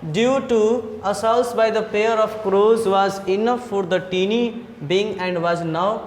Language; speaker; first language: English; non-native, local second language; Hindi